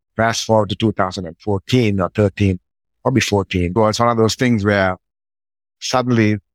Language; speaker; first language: English; non-native, local second language; Sinhala